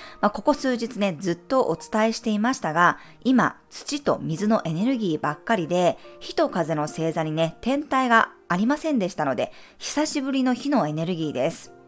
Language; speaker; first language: Japanese; native; Japanese